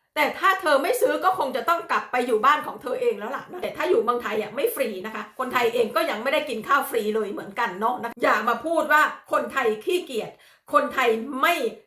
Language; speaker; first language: Thai; native; Thai